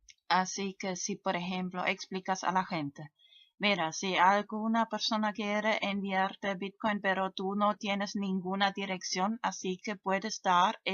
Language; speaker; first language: Spanish; non-native, fluent; German